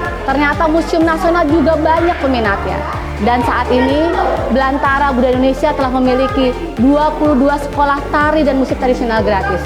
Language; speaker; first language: Indonesian; native; Indonesian